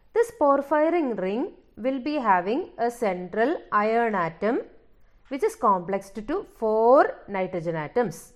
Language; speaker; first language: English; non-native, local second language; Malayalam